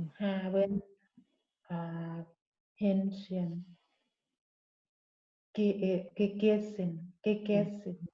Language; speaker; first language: German; non-native, learner; Thai